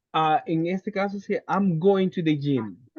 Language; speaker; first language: Spanish; native; Spanish